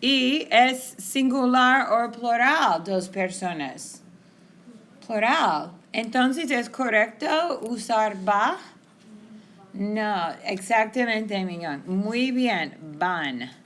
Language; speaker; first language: Spanish; non-native, fluent; English